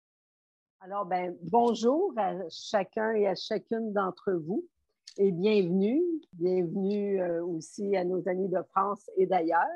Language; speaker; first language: French; native; French